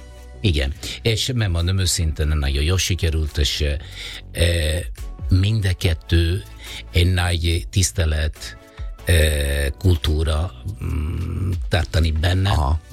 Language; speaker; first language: Hungarian; non-native, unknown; Italian